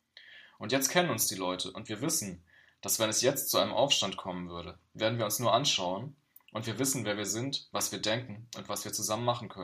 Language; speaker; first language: German; native; German